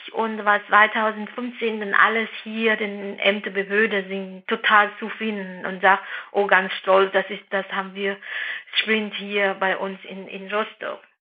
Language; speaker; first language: German; non-native, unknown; Vietnamese